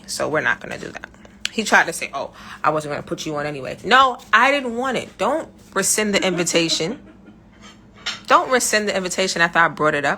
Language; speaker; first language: English; native; English